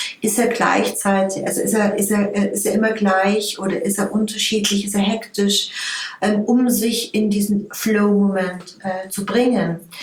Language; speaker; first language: German; native; German